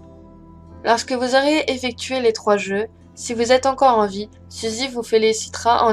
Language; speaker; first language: French; native; French